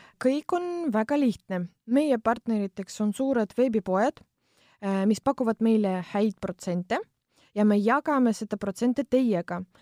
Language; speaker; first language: Estonian; non-native, local second language; Russian